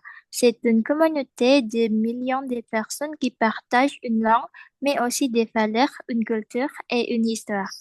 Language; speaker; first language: French; non-native, learner; Indonesian